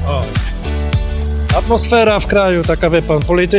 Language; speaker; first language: Polish; native; Polish